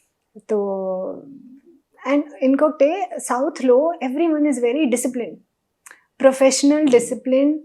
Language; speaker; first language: Telugu; non-native, learner; Hindi